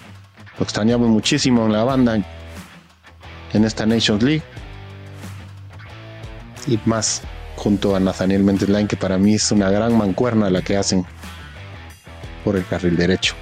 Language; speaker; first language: Spanish; native; Spanish